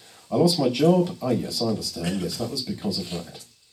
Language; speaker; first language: English; native; English